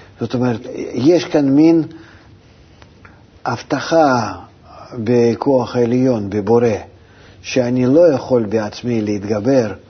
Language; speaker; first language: Hebrew; non-native, fluent; Russian